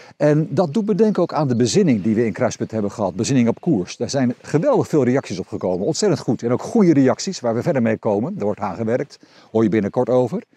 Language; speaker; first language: Dutch; native; Dutch